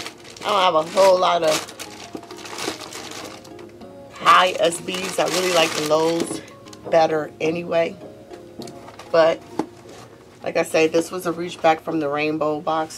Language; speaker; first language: English; native; English